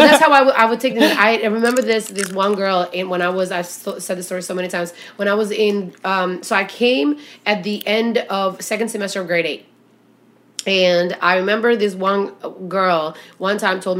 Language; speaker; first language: English; early bilingual, other home language; Albanian